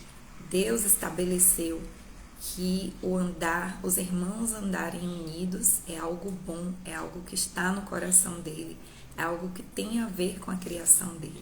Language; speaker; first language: Portuguese; native; Portuguese